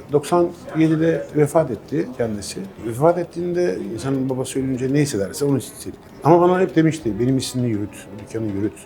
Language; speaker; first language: Turkish; native; Turkish